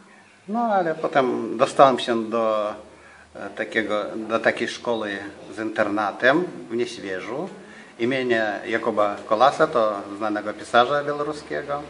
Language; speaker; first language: Polish; non-native, fluent; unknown